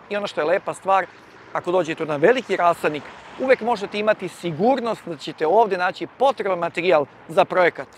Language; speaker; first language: Croatian; native; Croatian